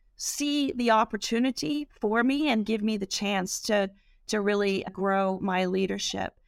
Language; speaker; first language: English; native; English